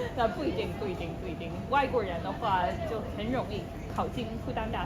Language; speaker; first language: Chinese; non-native, fluent; English